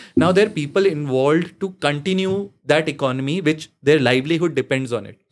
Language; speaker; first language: English; non-native, local second language; Punjabi